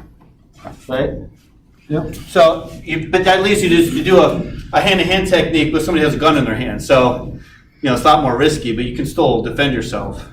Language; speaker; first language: English; native; English